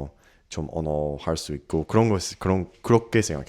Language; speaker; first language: Korean; non-native, learner; English